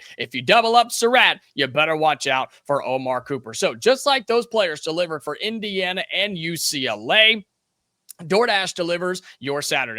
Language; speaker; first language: English; native; English